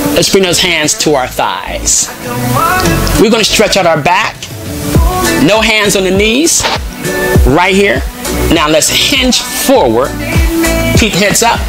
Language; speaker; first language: English; native; English